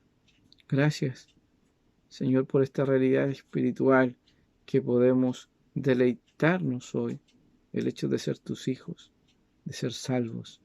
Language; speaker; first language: Spanish; native; Spanish